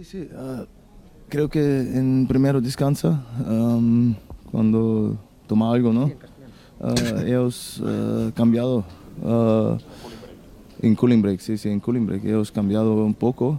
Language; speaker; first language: Spanish; non-native, learner; German